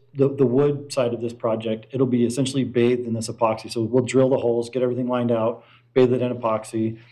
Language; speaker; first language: English; native; English